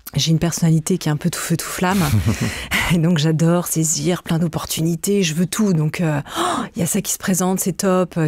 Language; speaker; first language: French; native; French